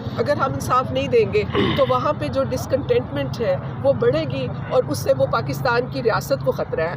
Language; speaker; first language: Urdu; non-native, local second language; Punjabi